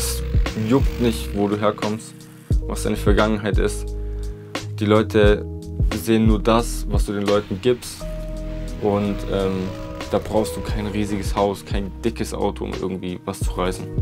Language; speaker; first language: German; native; German